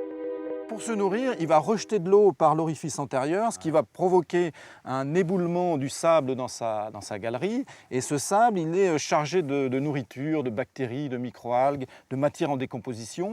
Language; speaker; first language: French; native; French